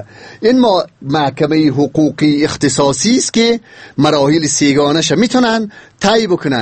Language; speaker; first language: Persian; native; Persian